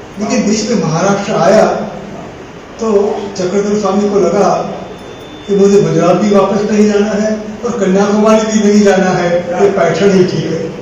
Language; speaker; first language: Hindi; non-native, local second language; Gujarati